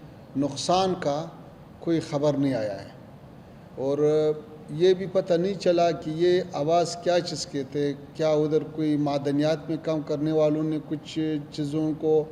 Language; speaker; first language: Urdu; non-native, fluent; Pashto